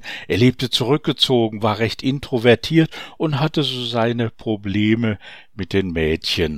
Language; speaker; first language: German; native; German